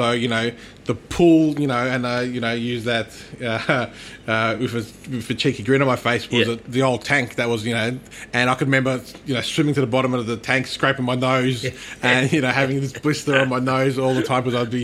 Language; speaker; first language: English; non-native, local second language; Turkish